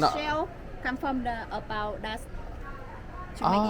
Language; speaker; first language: English; non-native, learner; Vietnamese